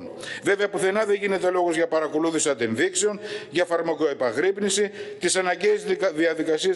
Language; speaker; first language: Greek; native; Greek